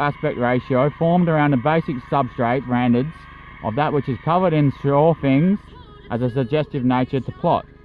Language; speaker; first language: English; native; English